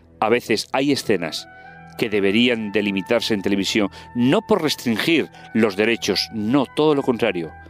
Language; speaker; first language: Spanish; native; Spanish